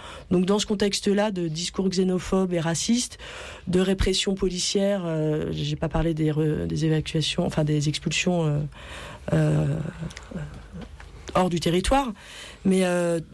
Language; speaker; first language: French; native; French